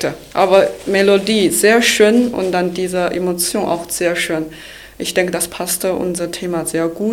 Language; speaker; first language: German; non-native, learner; Chinese